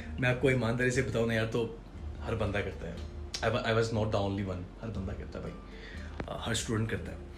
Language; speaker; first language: Urdu; non-native, local second language; Punjabi